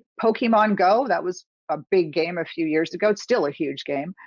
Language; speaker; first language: English; native; English